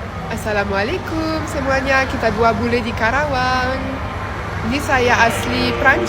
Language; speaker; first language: Indonesian; non-native, learner; French